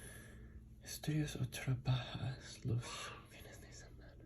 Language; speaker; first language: Spanish; non-native, learner; English